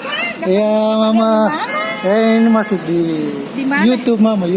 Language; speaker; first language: Malay; native; Malay